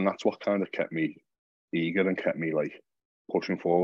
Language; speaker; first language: English; native; English